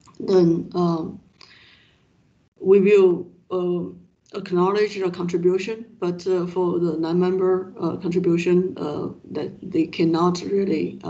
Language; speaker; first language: English; non-native, fluent; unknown